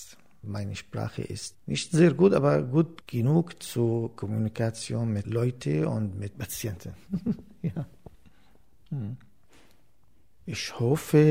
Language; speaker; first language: German; non-native, learner; Arabic